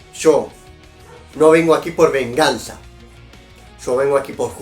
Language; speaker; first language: Spanish; native; Spanish